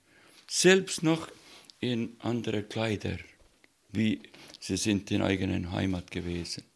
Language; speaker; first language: German; non-native, learner; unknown